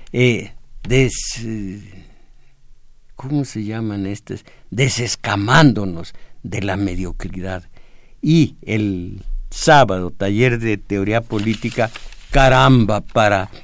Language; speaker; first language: Spanish; native; Spanish